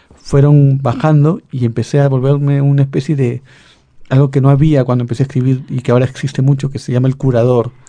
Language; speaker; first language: Spanish; native; Spanish